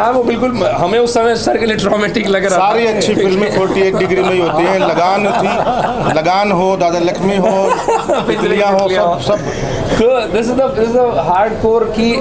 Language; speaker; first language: Hindi; native; Hindi